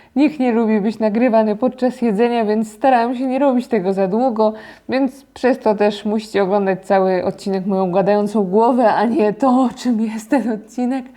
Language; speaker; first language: Polish; native; Polish